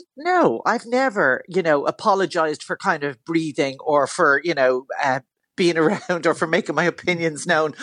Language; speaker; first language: English; native; English